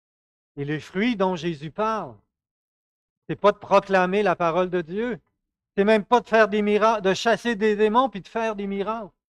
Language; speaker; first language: French; native; French